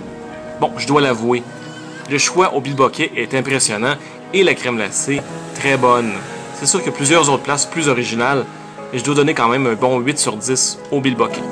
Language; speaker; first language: French; native; French